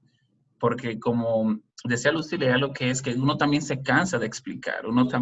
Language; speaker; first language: Spanish; native; Spanish